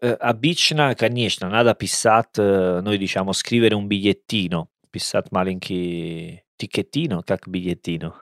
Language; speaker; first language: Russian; non-native, learner; Italian